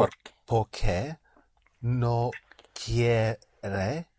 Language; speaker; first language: Spanish; non-native, learner; English